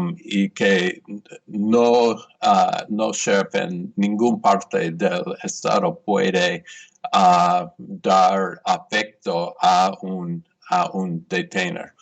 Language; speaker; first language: Spanish; non-native, fluent; English